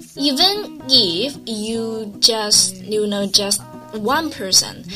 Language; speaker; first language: English; non-native, fluent; Chinese